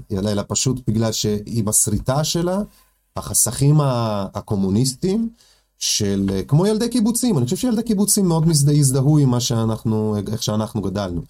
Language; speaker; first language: Hebrew; early bilingual, other home language; Russian